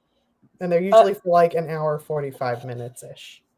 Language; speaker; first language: English; native; English